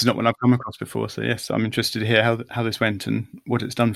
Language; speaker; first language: English; native; English